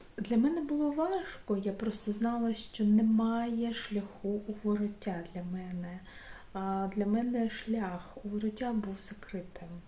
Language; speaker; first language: Ukrainian; non-native, local second language; Russian